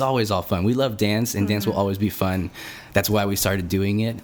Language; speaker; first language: English; native; English